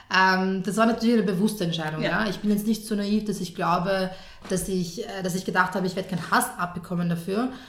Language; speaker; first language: German; early bilingual, other home language; Serbian